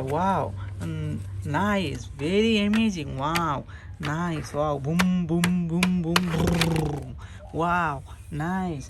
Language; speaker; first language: English; non-native, learner; Hindi